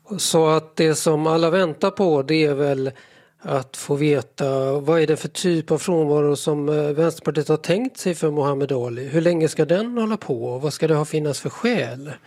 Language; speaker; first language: Swedish; native; Swedish